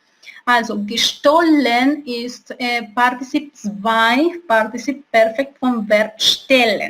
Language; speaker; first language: German; non-native, fluent; Spanish